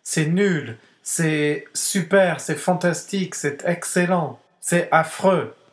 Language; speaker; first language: French; non-native, fluent; English